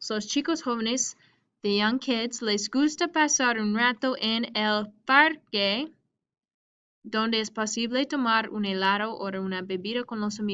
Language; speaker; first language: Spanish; non-native, fluent; English